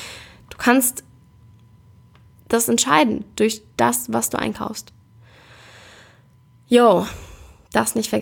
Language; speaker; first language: German; native; German